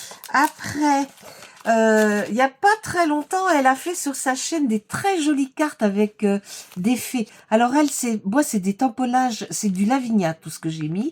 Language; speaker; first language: French; native; French